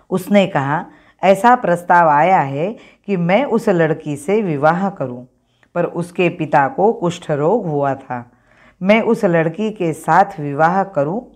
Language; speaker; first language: Hindi; non-native, local second language; Marathi